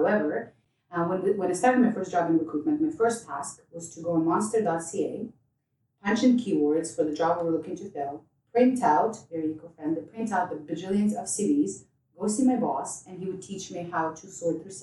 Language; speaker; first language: English; non-native, fluent; Ukrainian